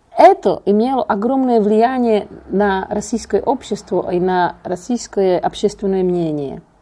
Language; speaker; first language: Russian; non-native, fluent; Czech